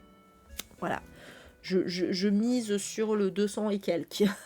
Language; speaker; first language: French; native; French